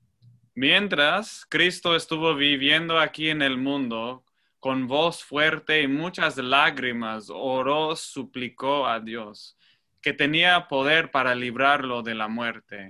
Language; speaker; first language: Spanish; non-native, fluent; English